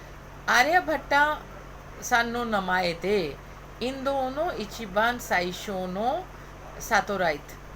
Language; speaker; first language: Japanese; non-native, fluent; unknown